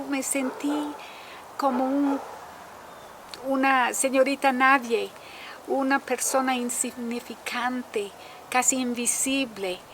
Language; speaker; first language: Spanish; non-native, fluent; English